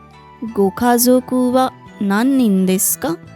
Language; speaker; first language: Japanese; non-native, fluent; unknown